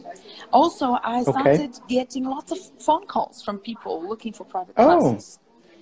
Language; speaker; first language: English; non-native, fluent; Portuguese